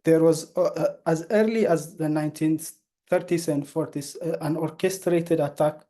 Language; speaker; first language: English; non-native, local second language; Amharic